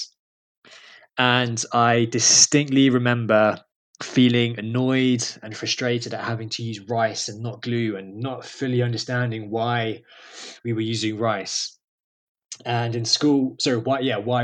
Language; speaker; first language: English; native; English